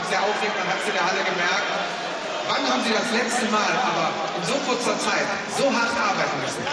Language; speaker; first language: German; native; German